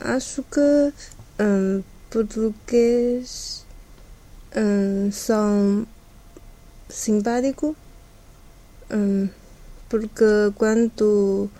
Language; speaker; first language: Portuguese; non-native, learner; Chinese